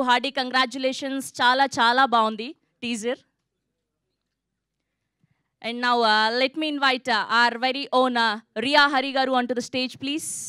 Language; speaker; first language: Telugu; native; Telugu